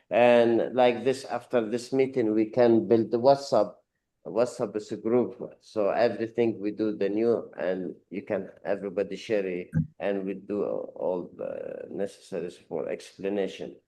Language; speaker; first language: English; non-native, learner; Arabic